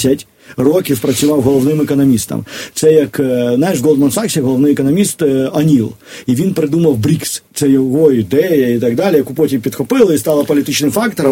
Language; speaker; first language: Ukrainian; native; Ukrainian